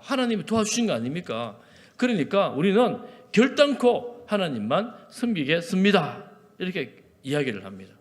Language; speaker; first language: Korean; native; Korean